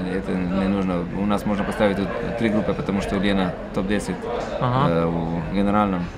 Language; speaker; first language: Russian; non-native, fluent; Slovenian